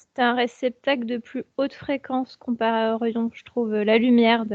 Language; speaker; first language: French; native; French